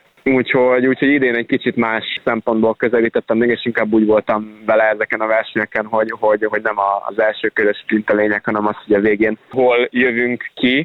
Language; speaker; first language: Hungarian; native; Hungarian